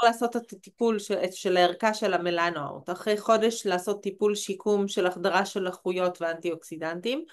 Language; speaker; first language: Hebrew; native; Hebrew